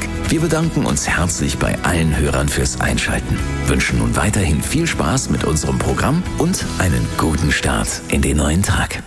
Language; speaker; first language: German; native; German